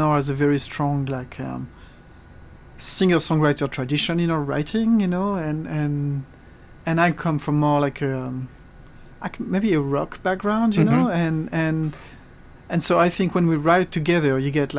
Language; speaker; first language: English; non-native, fluent; French